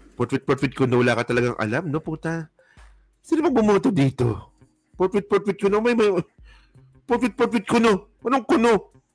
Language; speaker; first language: Filipino; non-native, local second language; Hiligaynon